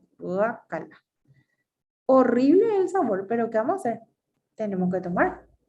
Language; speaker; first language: Spanish; native; Spanish